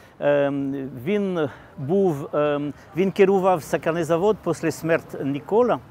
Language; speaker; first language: Ukrainian; non-native, learner; French